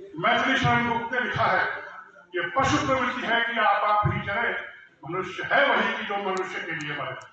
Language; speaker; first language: Hindi; non-native, local second language; Bhojpuri